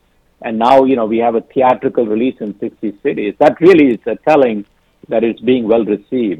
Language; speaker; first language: English; non-native, local second language; Tamil